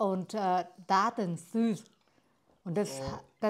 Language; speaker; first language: German; non-native, learner; Vietnamese